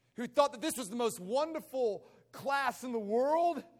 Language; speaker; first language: English; native; English